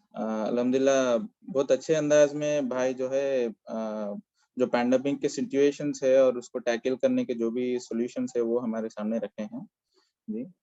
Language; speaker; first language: Hindi; non-native, local second language; Telugu